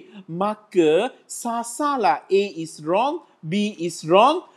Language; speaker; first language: English; non-native, local second language; Malay